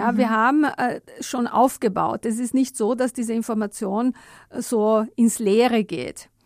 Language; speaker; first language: German; non-native, fluent; Italian